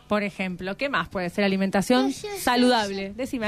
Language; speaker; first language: Spanish; native; Spanish